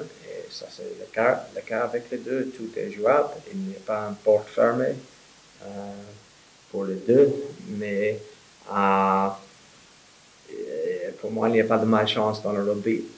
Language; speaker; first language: French; non-native, fluent; English